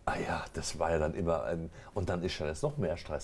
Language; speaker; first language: German; native; German